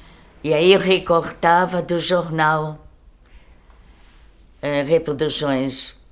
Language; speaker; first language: Portuguese; early bilingual, other home language; German